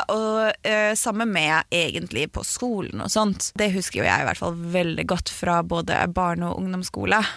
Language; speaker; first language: Norwegian; native; Norwegian